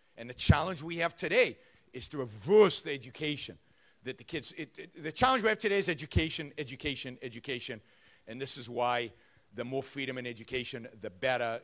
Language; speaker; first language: English; non-native, fluent; Hebrew